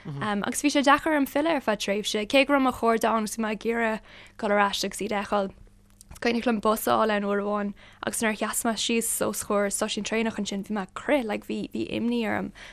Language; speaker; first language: Irish; non-native, local second language; English